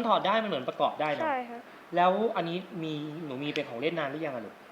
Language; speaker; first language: Thai; native; Thai